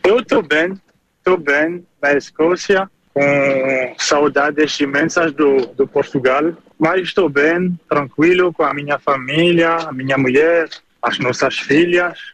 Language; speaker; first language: Portuguese; early bilingual, heritage; French